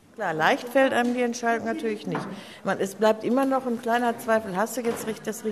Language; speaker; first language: German; native; German